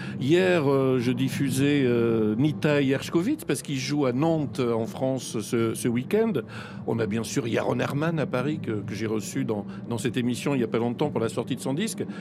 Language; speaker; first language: French; native; French